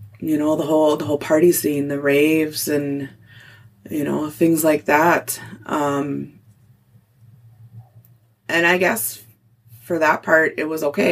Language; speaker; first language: English; native; English